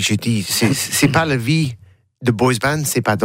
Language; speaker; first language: French; non-native, learner; English